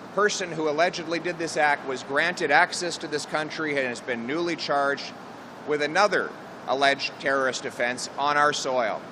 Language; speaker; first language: English; native; English